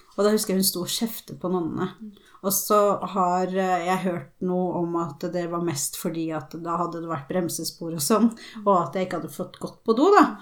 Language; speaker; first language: Norwegian; early bilingual, other home language; Spanish